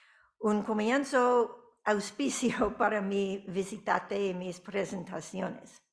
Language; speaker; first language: Spanish; non-native, fluent; English